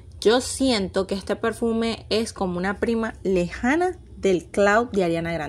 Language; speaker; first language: Spanish; native; Spanish